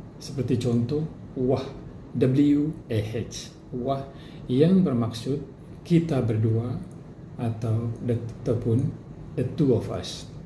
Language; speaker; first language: Malay; non-native, local second language; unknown